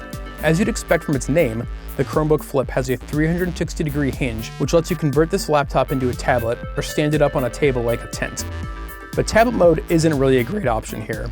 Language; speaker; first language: English; native; English